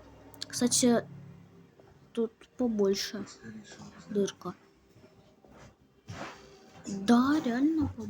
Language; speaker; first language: Russian; native; Russian